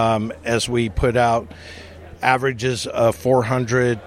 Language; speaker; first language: English; native; English